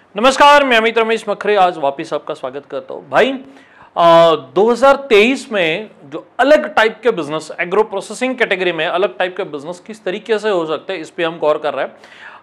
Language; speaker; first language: Hindi; non-native, local second language; Marathi